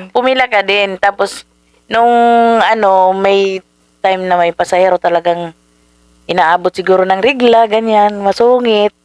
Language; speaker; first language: Filipino; native; Filipino